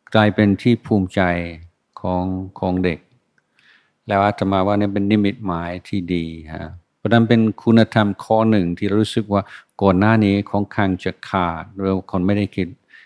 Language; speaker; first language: Thai; non-native, fluent; English